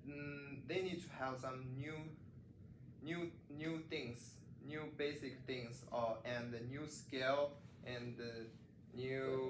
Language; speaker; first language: English; non-native, learner; Chinese